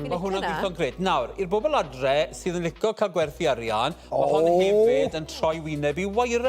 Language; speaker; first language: Welsh; native; Welsh